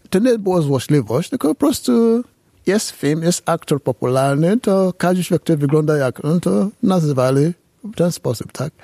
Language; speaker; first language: Polish; non-native, fluent; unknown